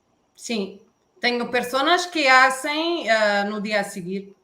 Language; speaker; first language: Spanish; non-native, learner; Portuguese